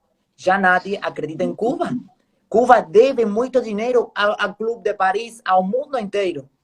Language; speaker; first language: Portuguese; non-native, fluent; Spanish